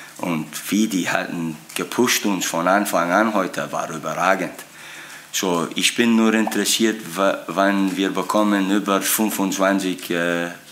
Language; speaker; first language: German; non-native, fluent; English